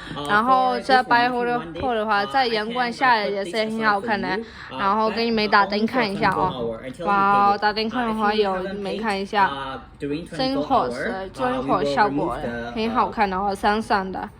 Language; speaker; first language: Chinese; non-native, fluent; Burmese